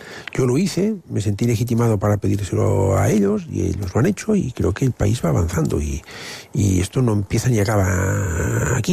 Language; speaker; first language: Spanish; non-native, local second language; Catalan